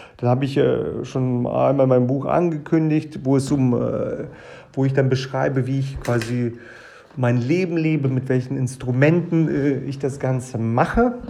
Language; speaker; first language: German; early bilingual, other home language; Russian